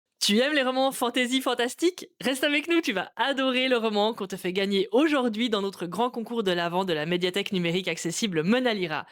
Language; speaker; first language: French; native; French